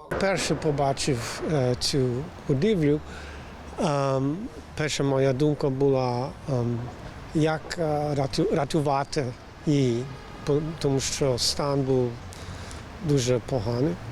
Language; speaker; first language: Ukrainian; non-native, fluent; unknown